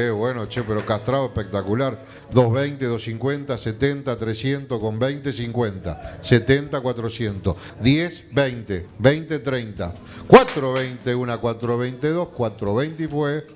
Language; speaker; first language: Spanish; native; Spanish